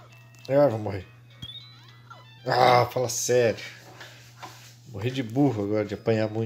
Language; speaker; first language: Portuguese; native; Portuguese